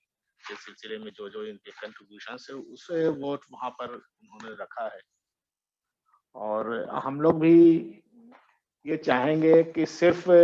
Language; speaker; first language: Urdu; native; Urdu